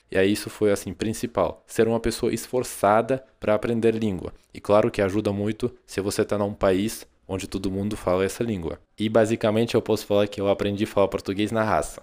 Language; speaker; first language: Portuguese; non-native, fluent; Russian